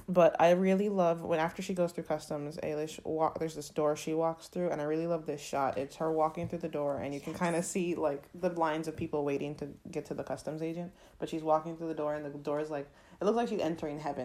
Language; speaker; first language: English; native; English